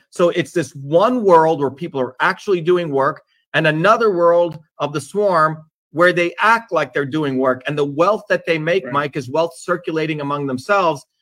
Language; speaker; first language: English; non-native, local second language; Tamil